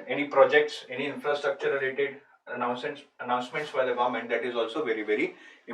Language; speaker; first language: English; non-native, local second language; Hindi